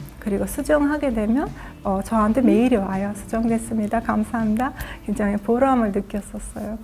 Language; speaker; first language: Korean; non-native, fluent; Azerbaijani